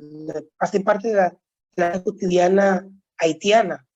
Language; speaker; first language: Spanish; non-native, local second language; Haitian Creole